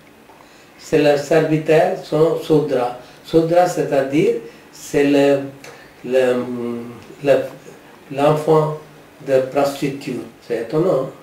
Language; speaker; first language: French; non-native, learner; Tamil